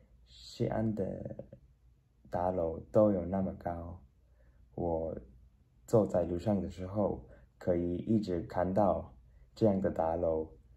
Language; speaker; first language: Chinese; non-native, learner; Spanish